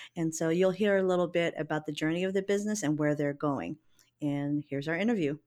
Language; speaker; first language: English; native; English